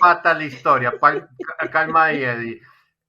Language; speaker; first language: Spanish; native; Spanish